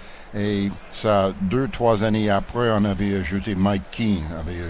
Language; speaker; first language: French; non-native, local second language; English